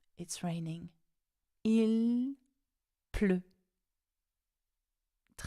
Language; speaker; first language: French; non-native, fluent; English